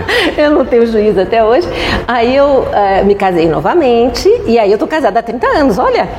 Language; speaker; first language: Portuguese; native; Portuguese